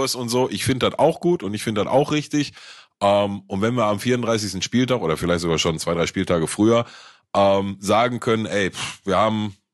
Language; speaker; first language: German; native; German